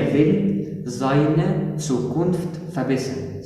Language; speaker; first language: German; non-native, fluent; Arabic